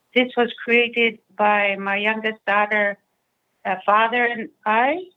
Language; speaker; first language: English; non-native, fluent; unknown